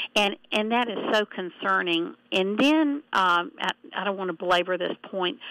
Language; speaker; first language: English; native; English